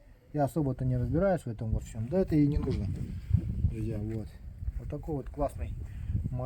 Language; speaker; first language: Russian; native; Russian